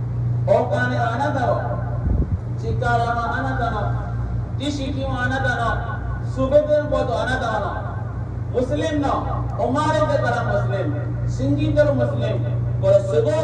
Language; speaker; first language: Japanese; non-native, learner; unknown